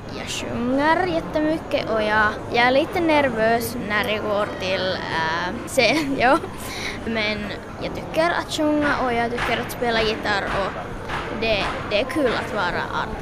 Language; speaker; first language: Swedish; non-native, local second language; Finnish